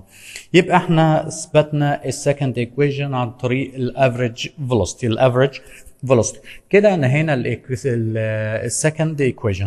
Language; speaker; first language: Arabic; native; Arabic